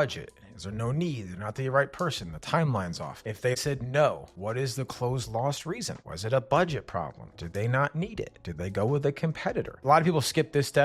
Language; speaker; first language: English; native; English